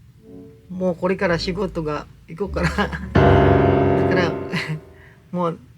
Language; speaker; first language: Japanese; non-native, learner; Filipino